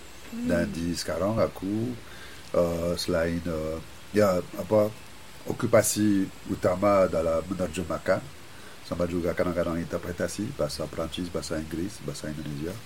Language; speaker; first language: Indonesian; non-native, fluent; French